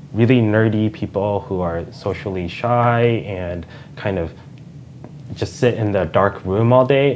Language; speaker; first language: English; native; English